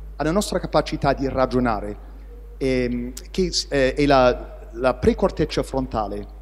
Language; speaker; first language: Italian; non-native, fluent; English